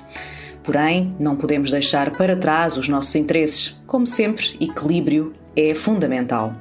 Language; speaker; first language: Portuguese; native; Portuguese